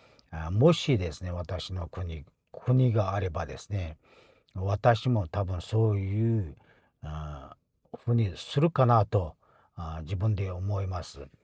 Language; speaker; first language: Japanese; non-native, fluent; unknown